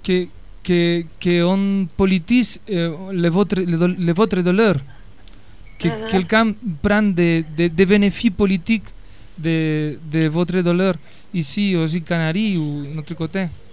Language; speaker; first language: French; non-native, fluent; Spanish